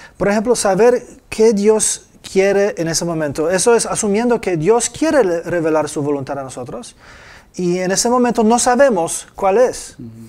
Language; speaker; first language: Spanish; non-native, fluent; Polish